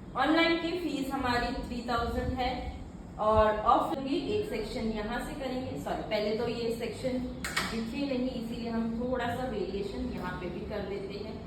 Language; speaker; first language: Hindi; native; Hindi